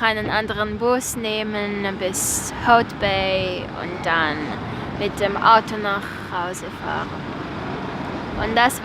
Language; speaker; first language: German; non-native, fluent; Romanian